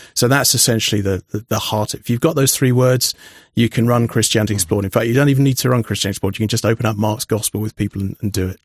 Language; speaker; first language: English; native; English